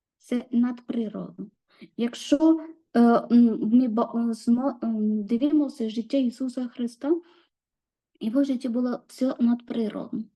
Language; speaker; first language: Ukrainian; non-native, learner; Malayalam